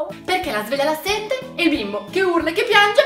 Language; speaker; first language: Italian; native; Italian